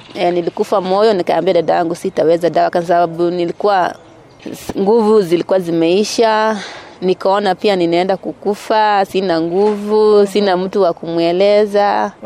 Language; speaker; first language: Swahili; non-native, local second language; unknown